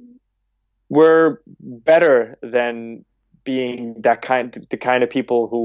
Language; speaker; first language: English; early bilingual, other home language; Yiddish